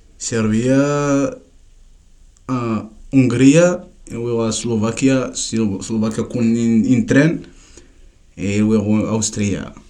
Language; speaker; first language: Spanish; non-native, learner; Tachelhit